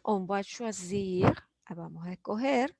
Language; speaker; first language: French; non-native, fluent; Spanish